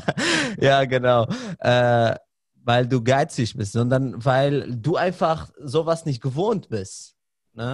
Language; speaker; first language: German; non-native, fluent; Arabic